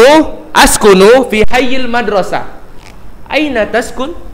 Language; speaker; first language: Arabic; non-native, fluent; Indonesian